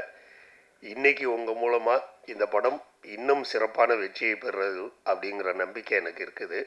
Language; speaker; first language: Tamil; native; Tamil